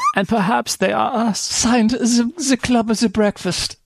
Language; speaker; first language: English; native; English